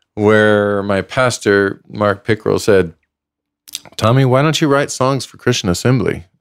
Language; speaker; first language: English; native; English